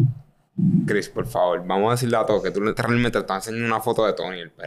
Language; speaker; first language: Spanish; native; Spanish